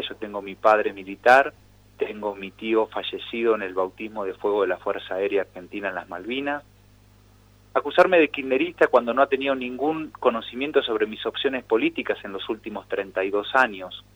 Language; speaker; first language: Spanish; native; Spanish